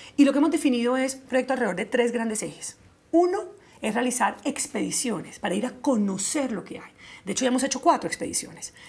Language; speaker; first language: Spanish; native; Spanish